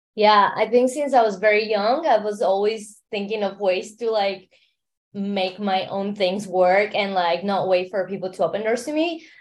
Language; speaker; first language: English; non-native, fluent; Spanish